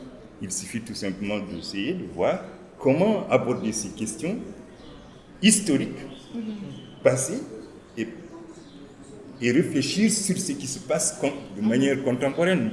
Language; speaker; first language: French; non-native, local second language; Wolof